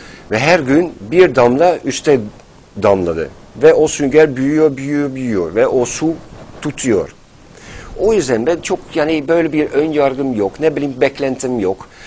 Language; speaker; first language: Turkish; non-native, fluent; Dutch